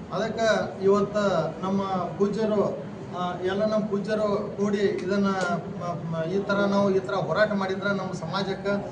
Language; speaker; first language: Kannada; non-native, local second language; Lambadi